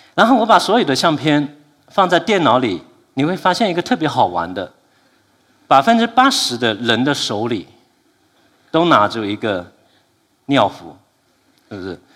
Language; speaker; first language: Chinese; native; Chinese